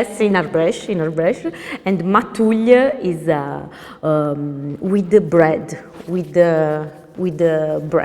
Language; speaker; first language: English; non-native, learner; Italian